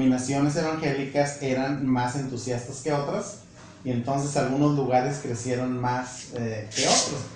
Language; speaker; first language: Spanish; native; Spanish